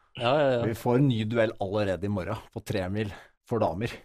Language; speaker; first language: Norwegian; native; Norwegian